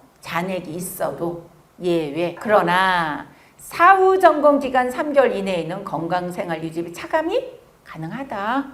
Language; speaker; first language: Korean; native; Korean